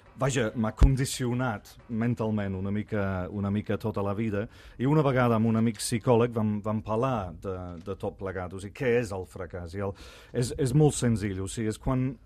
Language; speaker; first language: Catalan; non-native, fluent; English